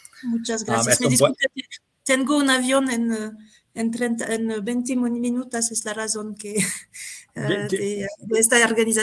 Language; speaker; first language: Spanish; non-native, fluent; French